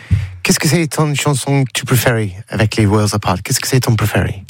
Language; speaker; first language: French; non-native, learner; English